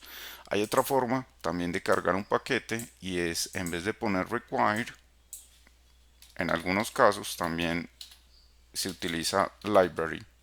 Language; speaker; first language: Spanish; native; Spanish